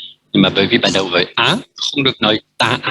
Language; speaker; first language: Vietnamese; non-native, fluent; French